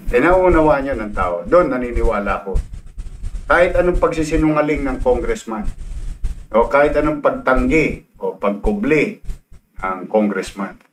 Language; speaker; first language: Filipino; native; Filipino